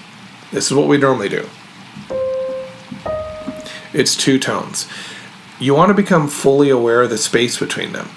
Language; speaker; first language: English; native; English